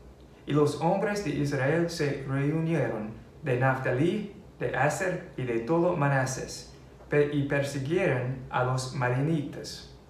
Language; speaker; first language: Spanish; non-native, fluent; English